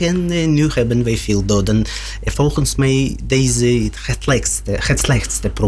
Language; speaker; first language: Dutch; non-native, learner; Russian